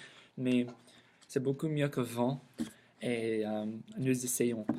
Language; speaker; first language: French; non-native, learner; English